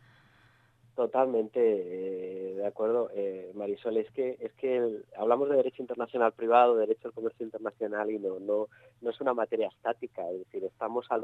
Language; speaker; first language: Spanish; native; Spanish